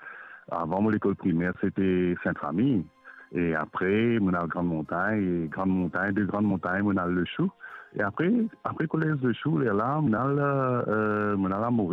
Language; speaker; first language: French; non-native, local second language; Morisyen